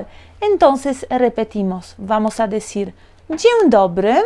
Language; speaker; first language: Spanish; non-native, fluent; Polish